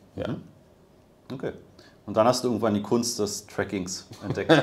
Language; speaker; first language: German; native; German